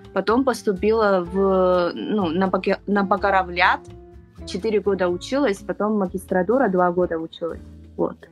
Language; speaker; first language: Russian; non-native, fluent; Chinese